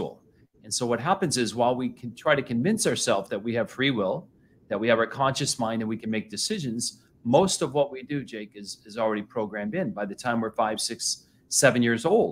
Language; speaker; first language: English; native; English